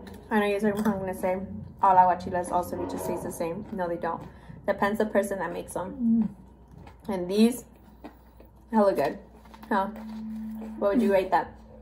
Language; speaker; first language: English; early bilingual, other home language; Spanish